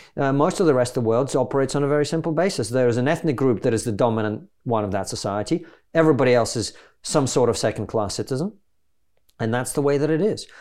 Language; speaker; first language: English; non-native, fluent; Russian